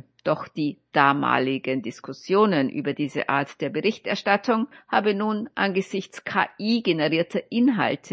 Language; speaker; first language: German; native; German